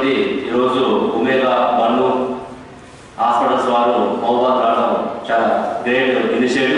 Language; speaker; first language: Telugu; native; Telugu